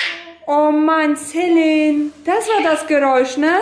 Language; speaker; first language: German; native; German